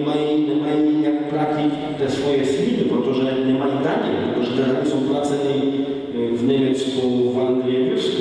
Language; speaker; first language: Czech; non-native, fluent; Polish